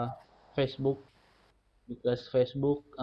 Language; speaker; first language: English; non-native, learner; Indonesian